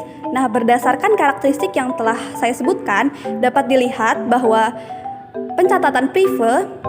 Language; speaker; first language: Indonesian; native; Indonesian